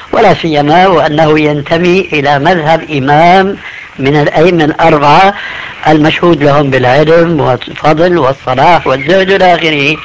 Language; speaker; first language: Arabic; early bilingual, other home language; Albanian